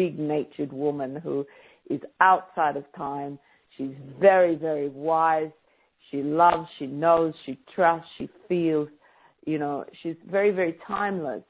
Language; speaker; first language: English; native; English